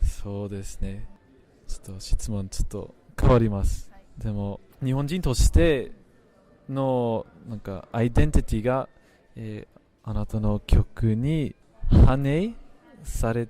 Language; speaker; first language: Japanese; non-native, fluent; English